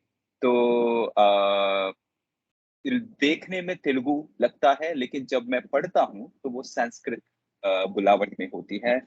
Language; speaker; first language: Hindi; non-native, local second language; Telugu